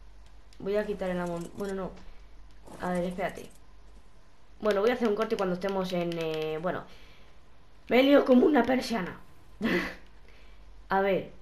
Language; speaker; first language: Spanish; native; Spanish